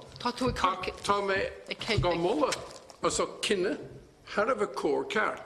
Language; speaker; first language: Irish; native; Irish